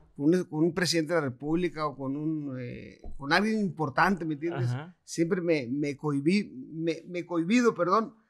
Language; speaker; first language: Spanish; native; Spanish